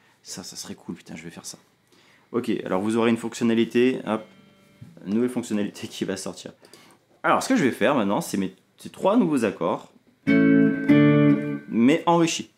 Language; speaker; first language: French; native; French